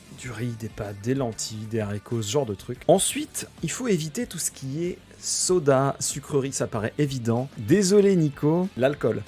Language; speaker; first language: French; native; French